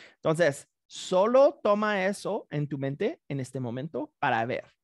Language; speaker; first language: Spanish; non-native, fluent; English